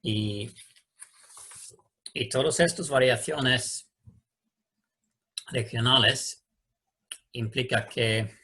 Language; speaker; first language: Spanish; non-native, learner; Swedish